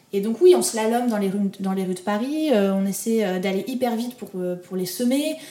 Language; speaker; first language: French; native; French